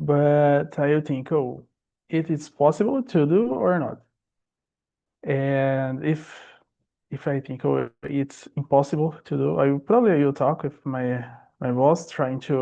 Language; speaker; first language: English; non-native, learner; Portuguese